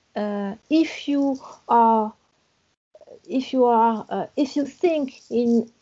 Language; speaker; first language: English; non-native, learner; French